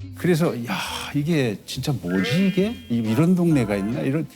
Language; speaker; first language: Korean; native; Korean